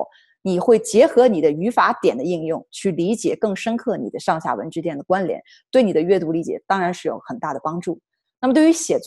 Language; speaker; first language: Chinese; native; Chinese